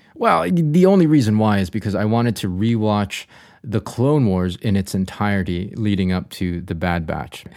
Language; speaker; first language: English; native; English